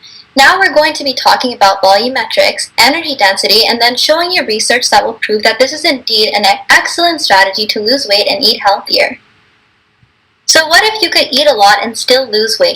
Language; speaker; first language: English; native; English